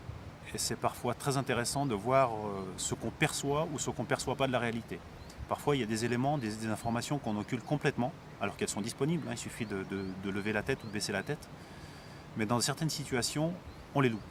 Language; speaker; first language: French; native; French